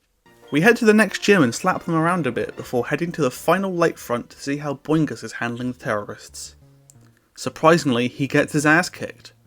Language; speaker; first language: English; native; English